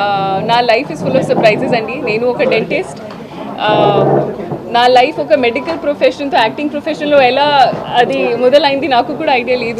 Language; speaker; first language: Telugu; non-native, local second language; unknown